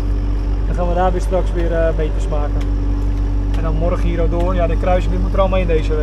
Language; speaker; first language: Dutch; native; Dutch